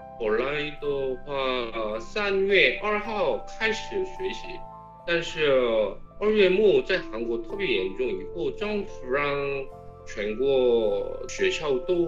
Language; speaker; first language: Chinese; non-native, fluent; Korean